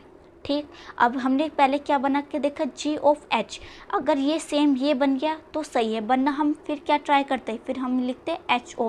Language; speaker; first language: Hindi; native; Hindi